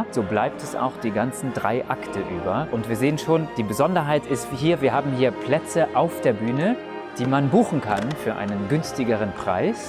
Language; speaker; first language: German; native; German